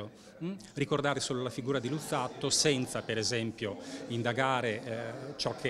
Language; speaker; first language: Italian; native; Italian